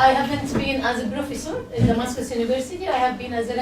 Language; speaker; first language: English; non-native, learner; Arabic